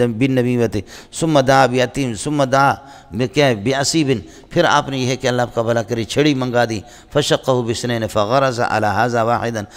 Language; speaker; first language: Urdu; non-native, local second language; Brahui